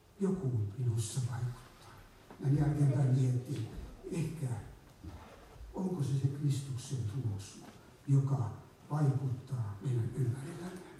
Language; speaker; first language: Finnish; native; Finnish